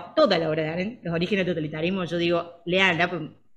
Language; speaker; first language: Spanish; native; Spanish